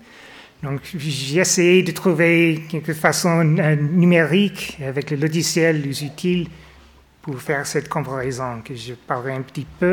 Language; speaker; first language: French; non-native, fluent; English